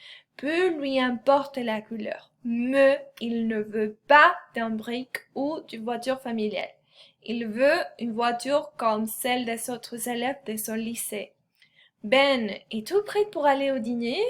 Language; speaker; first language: French; non-native, fluent; Spanish